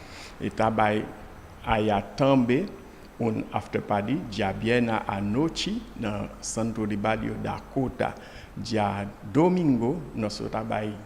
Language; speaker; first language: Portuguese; non-native, learner; Haitian Creole